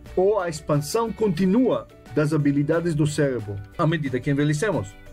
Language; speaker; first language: Portuguese; non-native, fluent; Hebrew